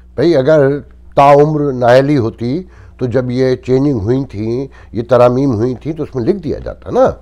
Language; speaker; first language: Urdu; native; Urdu